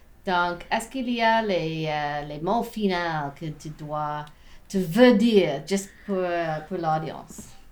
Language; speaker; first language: French; non-native, learner; English